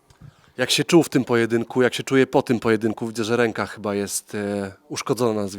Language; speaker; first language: Polish; native; Polish